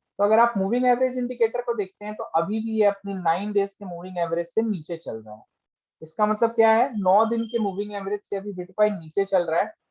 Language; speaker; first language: Hindi; native; Hindi